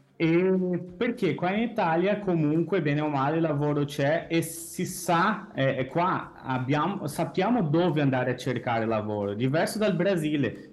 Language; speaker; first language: Italian; non-native, fluent; Portuguese